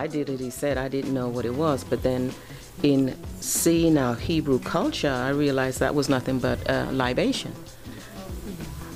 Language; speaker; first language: English; native; English